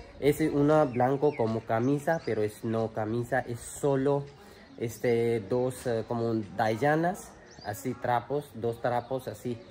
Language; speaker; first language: Spanish; non-native, learner; Urdu